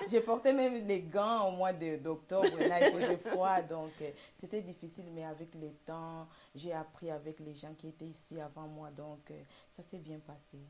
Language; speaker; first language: French; non-native, local second language; Lingala